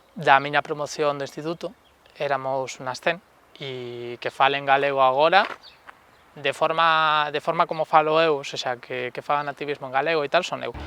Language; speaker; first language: Galician; non-native, local second language; Spanish